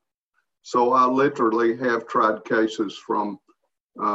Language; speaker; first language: English; native; English